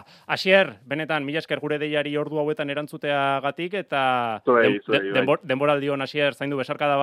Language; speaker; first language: Basque; native; Basque